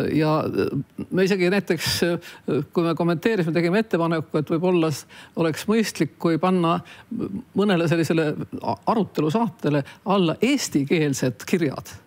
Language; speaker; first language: Estonian; native; Estonian